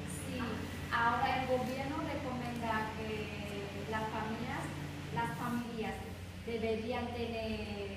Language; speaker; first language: Spanish; non-native, learner; Vietnamese